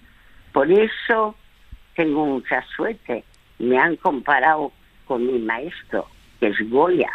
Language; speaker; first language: Spanish; early bilingual, other home language; French